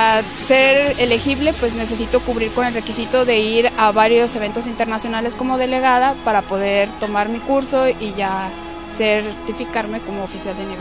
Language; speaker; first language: Spanish; native; Spanish